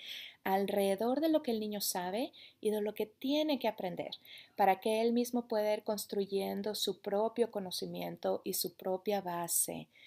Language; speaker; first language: Spanish; native; Spanish